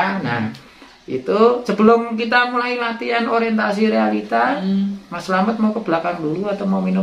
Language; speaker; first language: Indonesian; native; Indonesian